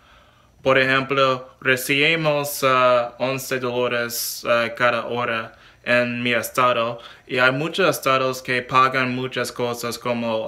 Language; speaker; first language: Spanish; non-native, learner; English